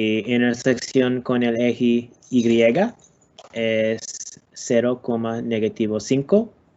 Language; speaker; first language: Spanish; non-native, learner; English